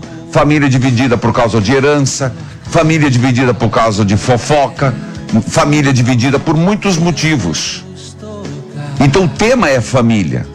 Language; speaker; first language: Portuguese; native; Portuguese